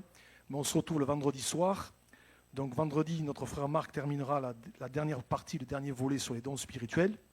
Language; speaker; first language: French; native; French